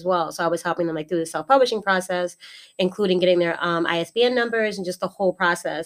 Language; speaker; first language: English; native; English